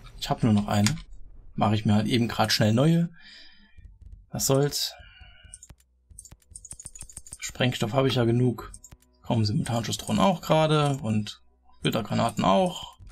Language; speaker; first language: German; native; German